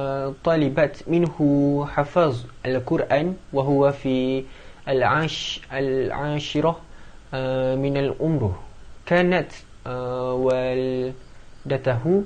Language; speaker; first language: Arabic; non-native, learner; Malay